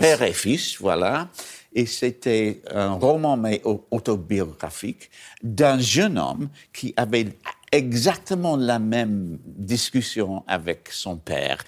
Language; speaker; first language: French; non-native, learner; English